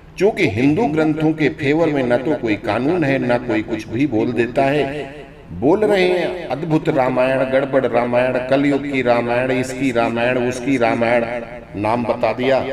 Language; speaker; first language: Hindi; native; Hindi